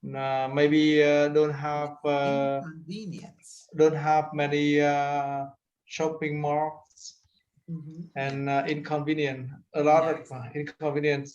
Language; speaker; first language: English; non-native, learner; Vietnamese